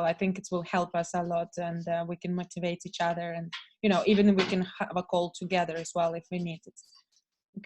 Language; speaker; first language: English; non-native, fluent; Russian